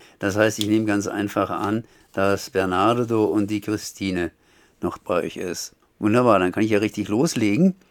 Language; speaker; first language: German; native; German